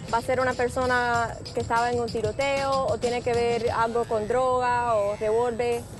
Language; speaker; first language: Spanish; early bilingual, heritage; Spanish